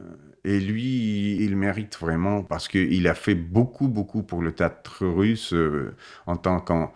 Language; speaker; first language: French; non-native, fluent; Russian